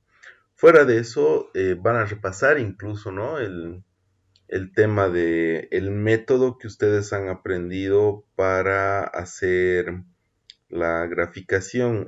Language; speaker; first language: Spanish; native; Spanish